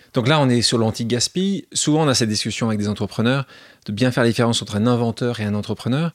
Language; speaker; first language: French; native; French